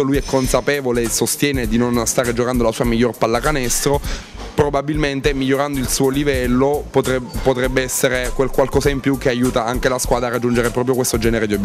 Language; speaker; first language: Italian; native; Italian